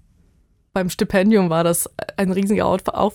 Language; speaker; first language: German; non-native, fluent; Bosnian